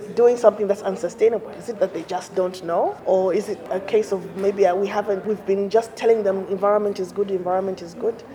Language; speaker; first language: English; non-native, local second language; Bemba